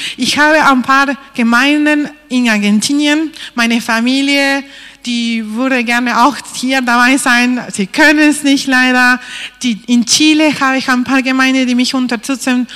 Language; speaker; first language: German; non-native, fluent; Spanish